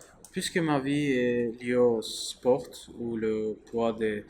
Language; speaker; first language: French; non-native, learner; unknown